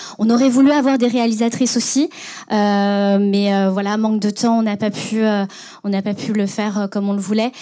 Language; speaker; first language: French; native; French